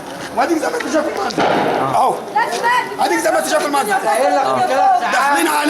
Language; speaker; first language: Arabic; native; Arabic